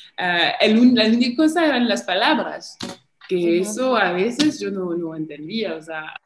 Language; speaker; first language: Spanish; non-native, fluent; French